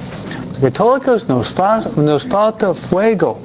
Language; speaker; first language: Spanish; non-native, fluent; English